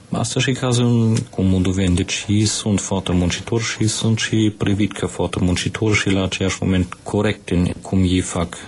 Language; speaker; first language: Romanian; non-native, fluent; German